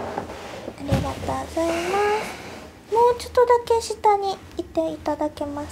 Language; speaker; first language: Japanese; native; Japanese